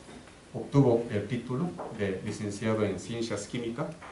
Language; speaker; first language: Spanish; native; Spanish